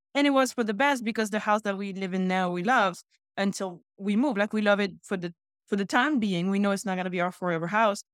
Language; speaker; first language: English; non-native, fluent; French